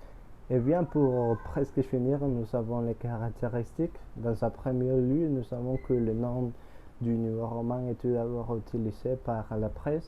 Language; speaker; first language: French; non-native, learner; Spanish